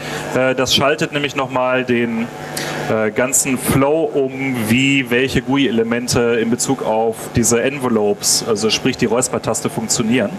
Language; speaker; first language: German; native; German